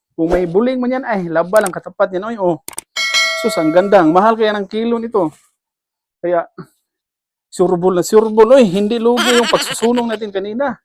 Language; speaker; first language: Filipino; non-native, local second language; Cebuano